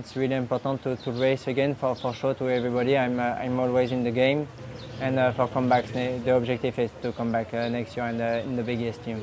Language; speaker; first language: English; non-native, learner; French